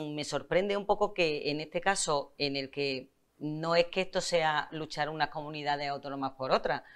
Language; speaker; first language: Spanish; native; Spanish